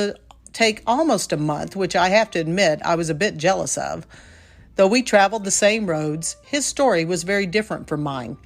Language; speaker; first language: English; native; English